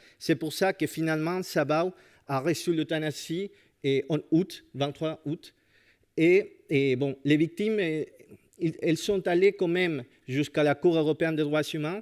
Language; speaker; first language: French; non-native, fluent; Spanish